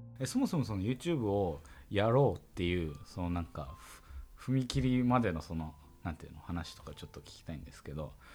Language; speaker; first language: Japanese; native; Japanese